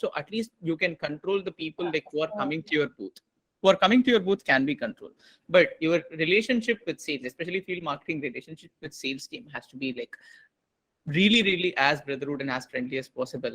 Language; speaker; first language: English; non-native, local second language; Tamil